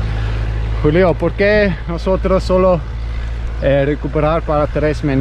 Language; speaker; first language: Spanish; non-native, learner; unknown